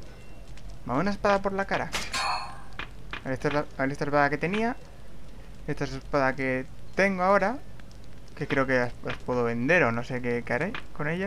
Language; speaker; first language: Spanish; native; Spanish